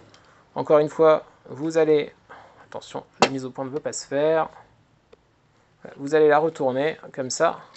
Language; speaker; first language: French; native; French